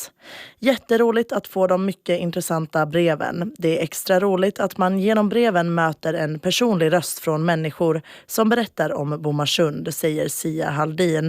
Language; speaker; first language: Swedish; native; Swedish